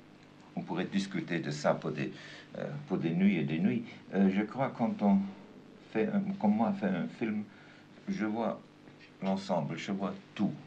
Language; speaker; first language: French; non-native, fluent; German